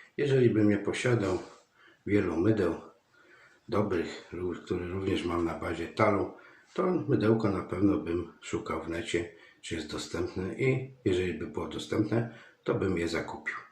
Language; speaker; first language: Polish; native; Polish